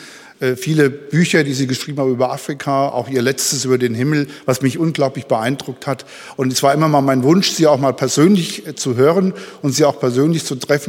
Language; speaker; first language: German; native; German